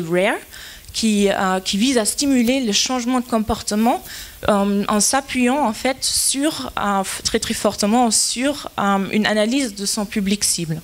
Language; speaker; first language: French; non-native, fluent; German